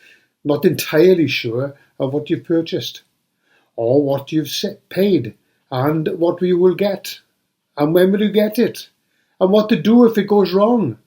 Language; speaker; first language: English; native; English